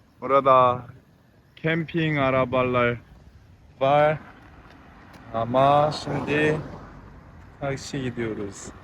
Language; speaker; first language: Turkish; non-native, learner; Korean